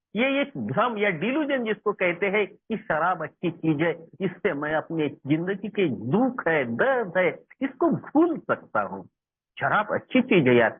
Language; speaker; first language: Hindi; non-native, local second language; Marathi